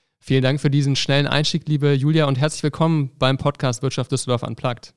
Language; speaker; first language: German; native; German